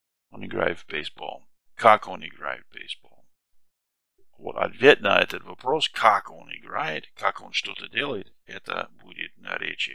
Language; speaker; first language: Russian; non-native, fluent; English